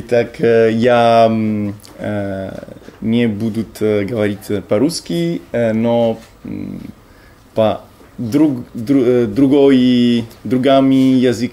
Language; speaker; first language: Russian; non-native, learner; Italian